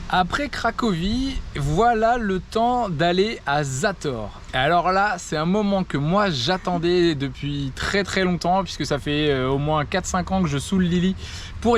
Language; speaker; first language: French; native; French